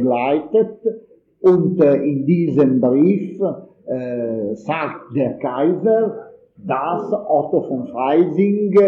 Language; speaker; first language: German; non-native, fluent; Italian